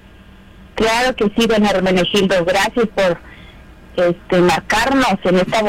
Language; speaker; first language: Spanish; non-native, local second language; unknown